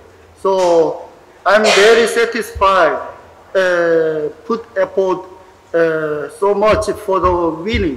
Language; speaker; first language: English; non-native, learner; Korean